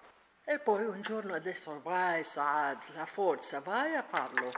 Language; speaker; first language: Italian; non-native, learner; Arabic